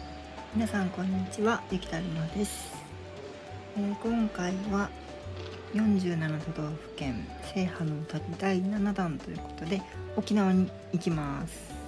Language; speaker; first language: Japanese; native; Japanese